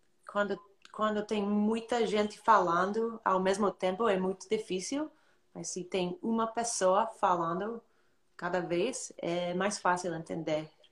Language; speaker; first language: Portuguese; non-native, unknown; English